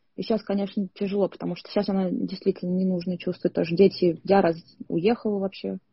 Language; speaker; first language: Russian; native; Russian